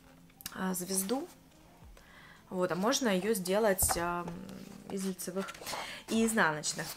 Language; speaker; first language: Russian; native; Russian